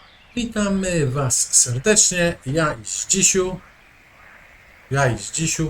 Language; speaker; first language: Polish; native; Polish